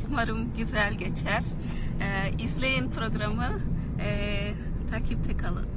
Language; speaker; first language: Turkish; non-native, fluent; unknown